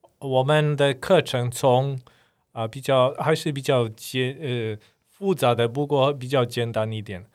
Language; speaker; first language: Chinese; non-native, fluent; Polish